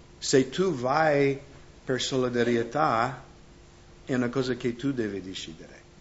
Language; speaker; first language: Italian; non-native, fluent; English